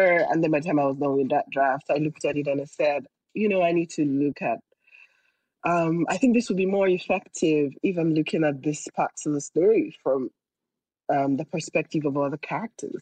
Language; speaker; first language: English; non-native, local second language; Yoruba